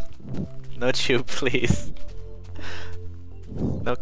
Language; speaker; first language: English; non-native, learner; Korean